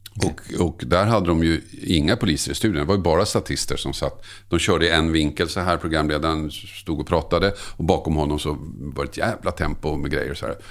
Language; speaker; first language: Swedish; native; Swedish